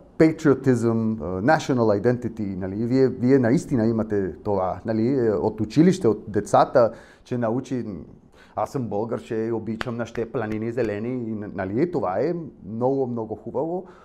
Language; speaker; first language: Bulgarian; non-native, learner; Spanish